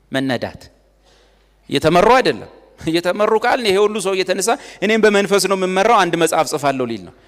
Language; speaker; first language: Amharic; non-native, local second language; Oromo